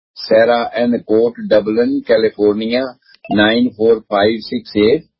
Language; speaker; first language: Hindi; non-native, local second language; Punjabi